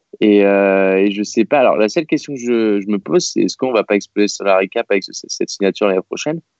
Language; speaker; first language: French; native; French